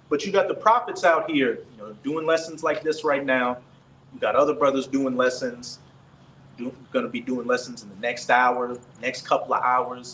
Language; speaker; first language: English; native; English